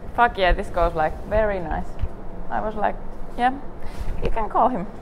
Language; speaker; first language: English; non-native, fluent; Finnish